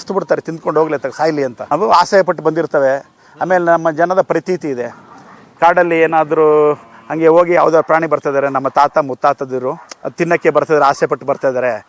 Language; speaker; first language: Kannada; native; Kannada